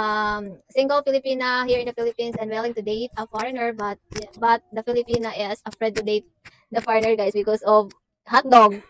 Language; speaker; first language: English; non-native, local second language; Cebuano